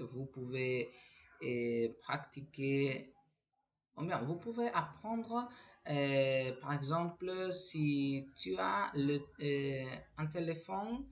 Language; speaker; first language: French; non-native, learner; Spanish